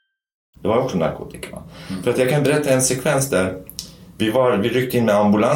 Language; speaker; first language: Swedish; non-native, fluent; Kurdish